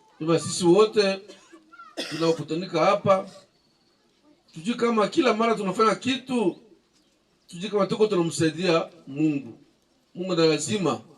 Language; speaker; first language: Swahili; native; Swahili